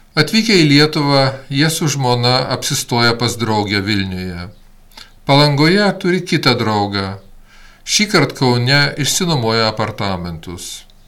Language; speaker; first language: Lithuanian; early bilingual, heritage; Lithuanian